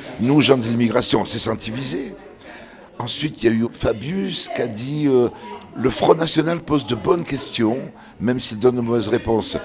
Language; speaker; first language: French; early bilingual, other home language; Kabyle